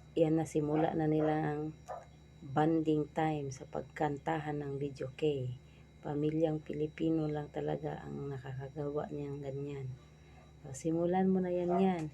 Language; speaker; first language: Filipino; non-native, local second language; Cebuano